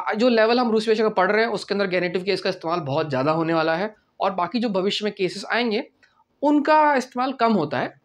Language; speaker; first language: Hindi; native; Hindi